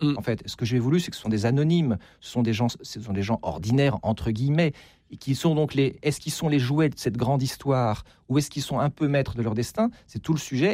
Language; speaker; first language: French; native; French